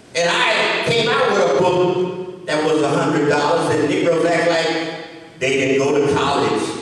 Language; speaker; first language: English; native; English